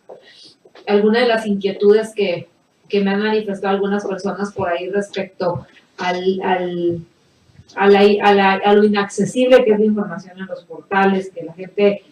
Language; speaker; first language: Spanish; native; Spanish